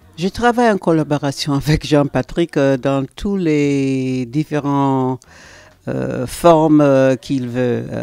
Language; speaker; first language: French; non-native, fluent; English